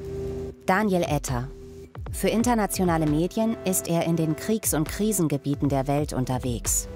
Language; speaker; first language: German; native; German